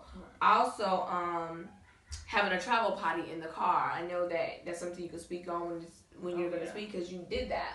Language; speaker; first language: English; native; English